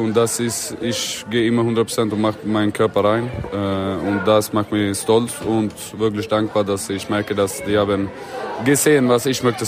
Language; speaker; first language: German; non-native, learner; Swedish